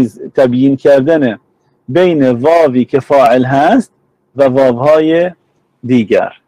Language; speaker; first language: Persian; native; Persian